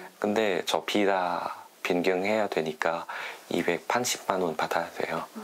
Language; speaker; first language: Korean; non-native, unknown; Nepali